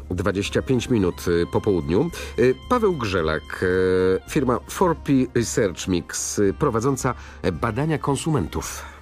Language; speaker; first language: Polish; native; Polish